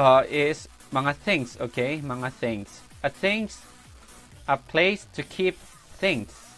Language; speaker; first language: English; non-native, local second language; Filipino